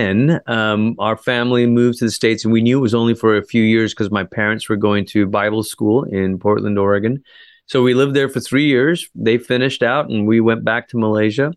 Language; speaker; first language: English; native; English